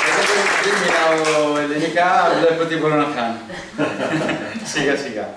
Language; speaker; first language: Greek; non-native, learner; Italian